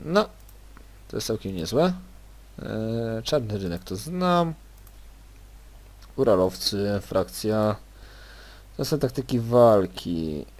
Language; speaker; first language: Polish; native; Polish